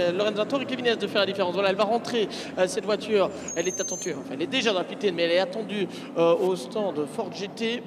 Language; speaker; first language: French; native; French